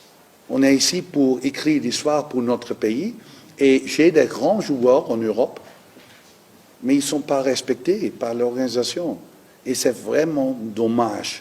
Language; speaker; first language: French; non-native, learner; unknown